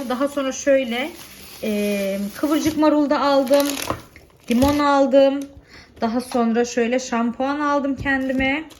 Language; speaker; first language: Turkish; early bilingual, heritage; Turkish